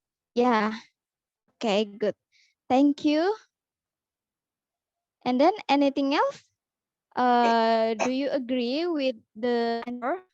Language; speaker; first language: English; non-native, learner; Indonesian